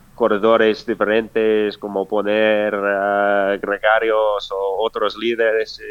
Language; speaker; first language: Spanish; non-native, fluent; English